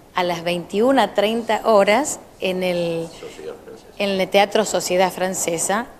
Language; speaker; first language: Spanish; native; Spanish